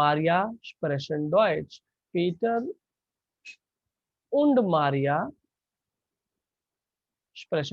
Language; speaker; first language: German; non-native, fluent; Hindi